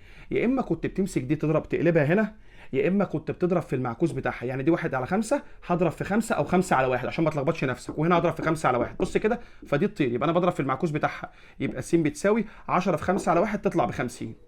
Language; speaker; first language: Arabic; native; Arabic